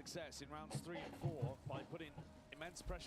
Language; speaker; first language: English; native; English